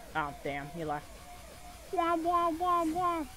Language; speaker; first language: English; native; English